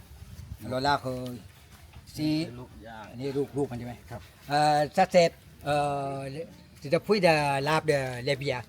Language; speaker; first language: French; non-native, learner; Thai